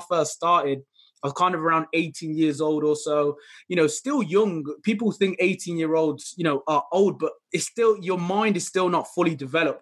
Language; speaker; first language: English; native; English